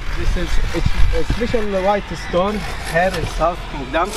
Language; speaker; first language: English; non-native, local second language; Arabic